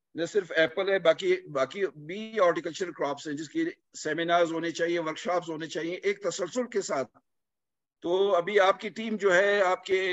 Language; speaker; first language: Urdu; non-native, local second language; Punjabi